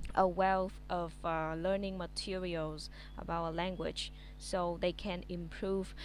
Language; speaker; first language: English; non-native, fluent; Vietnamese